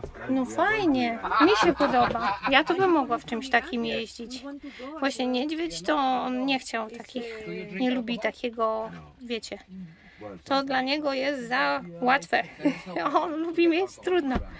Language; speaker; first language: Polish; native; Polish